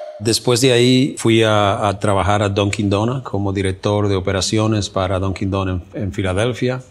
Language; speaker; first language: Spanish; native; Spanish